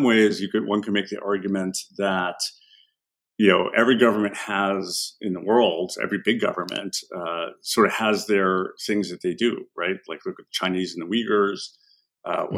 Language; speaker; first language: English; non-native, fluent; Arabic